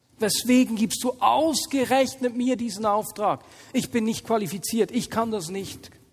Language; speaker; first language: German; native; German